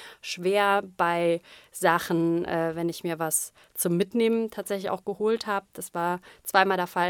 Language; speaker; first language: German; native; German